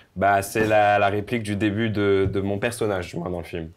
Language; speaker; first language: French; native; French